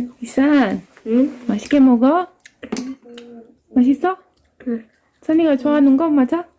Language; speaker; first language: Korean; non-native, fluent; Spanish